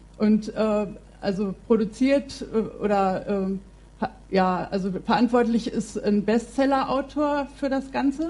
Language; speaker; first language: German; native; German